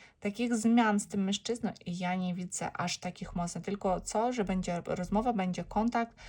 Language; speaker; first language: Polish; non-native, learner; Ukrainian